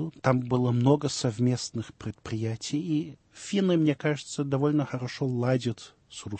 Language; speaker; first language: Russian; early bilingual, heritage; Russian